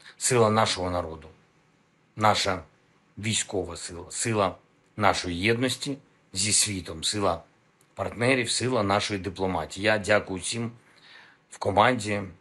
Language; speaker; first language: Ukrainian; non-native, local second language; Russian